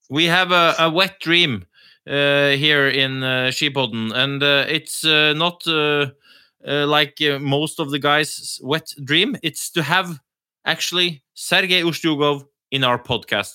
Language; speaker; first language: English; non-native, fluent; Norwegian